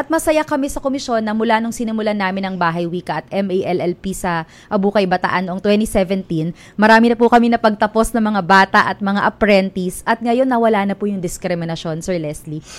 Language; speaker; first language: Filipino; native; Filipino